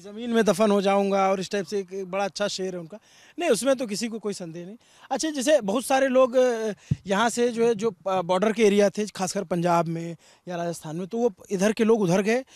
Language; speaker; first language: Hindi; native; Hindi